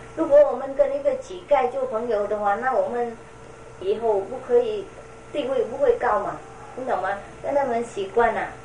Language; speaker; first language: Chinese; non-native, fluent; Vietnamese